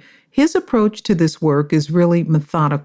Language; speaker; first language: English; native; English